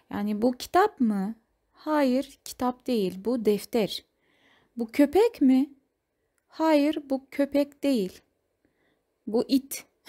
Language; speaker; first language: Turkish; non-native, fluent; Kazakh